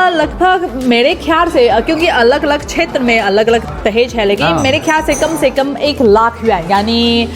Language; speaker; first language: Hindi; non-native, learner; Chinese